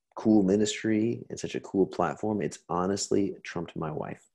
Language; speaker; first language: English; native; English